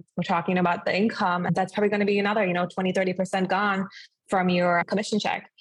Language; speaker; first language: English; non-native, fluent; German